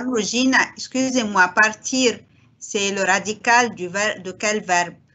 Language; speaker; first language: French; non-native, learner; Arabic